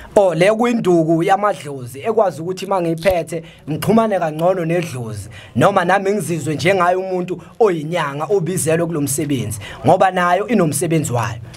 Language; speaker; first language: Zulu; native; Zulu